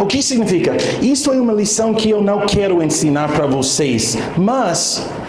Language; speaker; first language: Portuguese; non-native, fluent; English